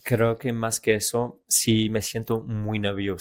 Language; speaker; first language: Spanish; non-native, fluent; English